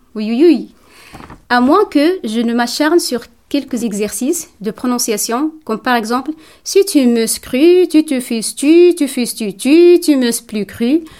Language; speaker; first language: French; non-native, local second language; Tachelhit